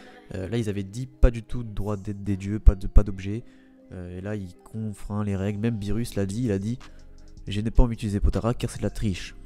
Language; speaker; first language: French; native; French